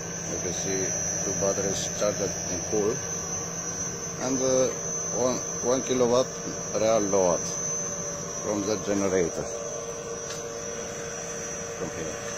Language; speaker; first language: English; non-native, learner; Greek